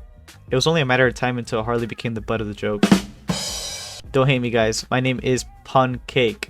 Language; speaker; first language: English; native; English